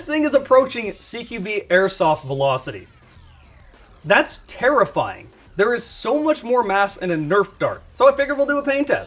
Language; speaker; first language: English; native; English